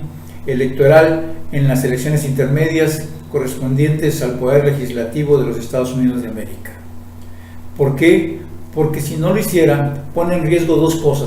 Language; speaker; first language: Spanish; native; Spanish